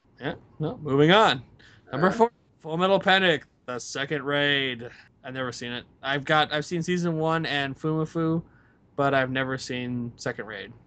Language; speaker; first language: English; native; English